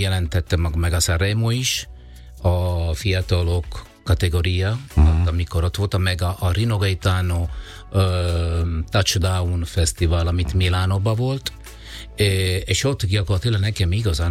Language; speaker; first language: Hungarian; non-native, learner; Italian